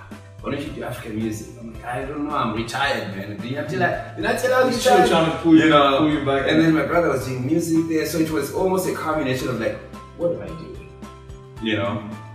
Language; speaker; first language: English; non-native, local second language; Shona